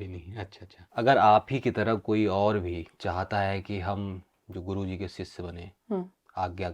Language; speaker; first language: Hindi; native; Hindi